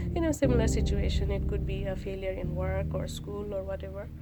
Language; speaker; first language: English; non-native, local second language; Nepali